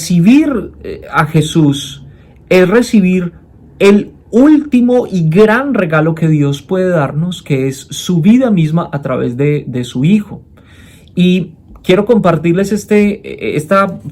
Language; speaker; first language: Spanish; native; Spanish